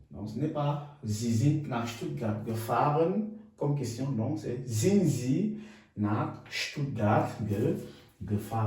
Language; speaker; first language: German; non-native, fluent; French